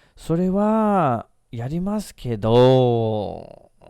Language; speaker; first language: Japanese; non-native, fluent; English